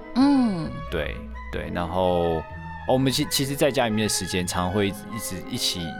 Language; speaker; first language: Chinese; native; Chinese